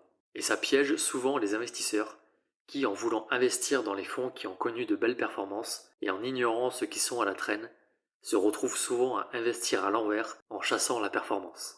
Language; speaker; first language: French; native; French